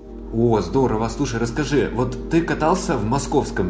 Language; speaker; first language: Russian; native; Russian